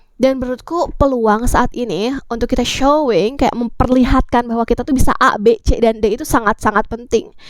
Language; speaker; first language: Indonesian; native; Indonesian